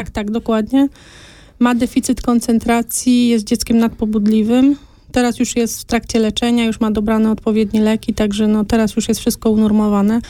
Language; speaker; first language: Polish; native; Polish